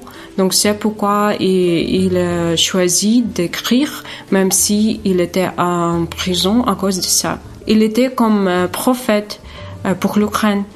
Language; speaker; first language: French; non-native, fluent; Ukrainian